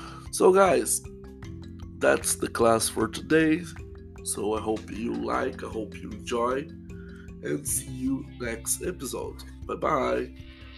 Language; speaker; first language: English; non-native, fluent; Portuguese